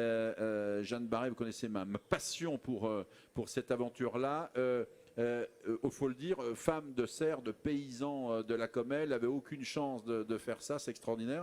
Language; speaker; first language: French; native; French